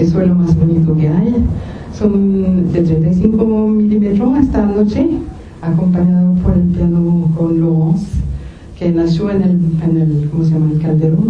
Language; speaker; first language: Spanish; non-native, fluent; French